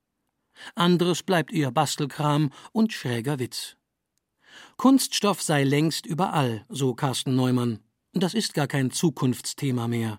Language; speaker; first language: German; native; German